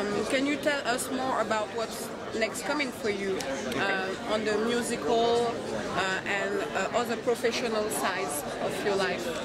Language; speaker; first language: English; non-native, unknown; French